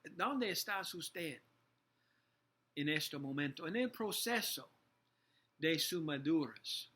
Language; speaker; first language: Spanish; non-native, learner; English